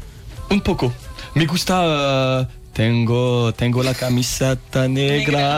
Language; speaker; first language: Spanish; non-native, learner; French